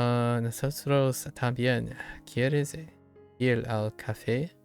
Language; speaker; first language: Spanish; non-native, learner; English